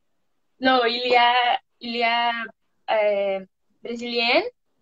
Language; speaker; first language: French; non-native, learner; Portuguese